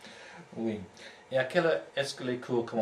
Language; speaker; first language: French; non-native, fluent; English